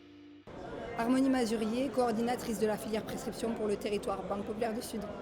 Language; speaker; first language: French; native; French